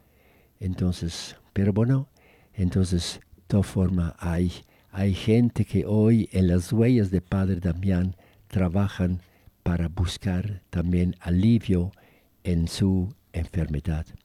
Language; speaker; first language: Spanish; non-native, fluent; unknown